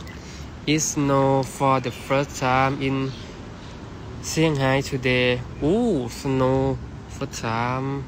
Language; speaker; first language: English; non-native, learner; Thai